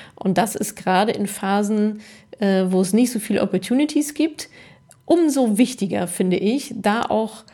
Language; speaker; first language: German; native; German